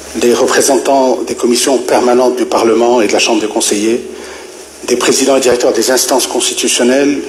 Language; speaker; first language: French; non-native, local second language; Arabic